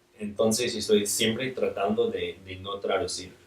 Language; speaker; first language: Spanish; non-native, learner; English